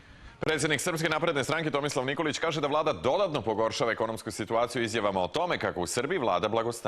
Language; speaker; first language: Serbian; native; Serbian